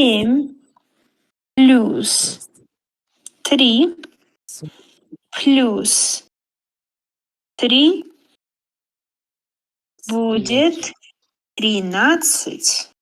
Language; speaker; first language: Russian; non-native, learner; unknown